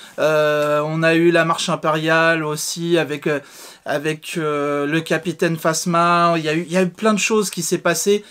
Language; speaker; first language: French; native; French